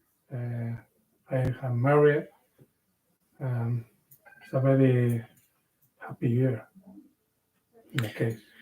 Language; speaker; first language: English; non-native, learner; Spanish